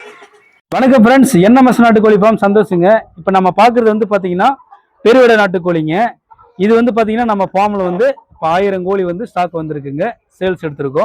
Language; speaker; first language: Tamil; native; Tamil